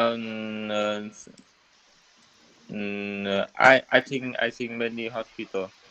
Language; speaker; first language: English; non-native, learner; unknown